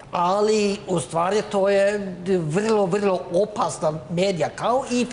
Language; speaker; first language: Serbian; non-native, learner; Norwegian